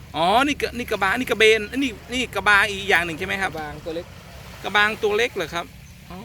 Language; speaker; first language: Thai; native; Thai